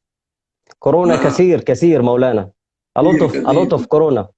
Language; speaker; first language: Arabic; native; Arabic